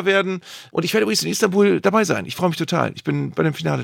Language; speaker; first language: German; native; German